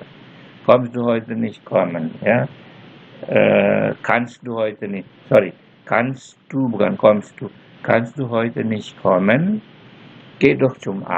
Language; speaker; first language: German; non-native, fluent; Indonesian